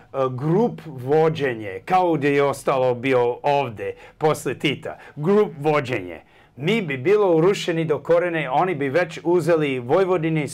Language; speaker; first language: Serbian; early bilingual, heritage; English